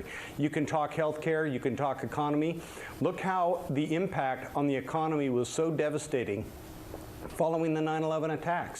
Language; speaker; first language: English; native; English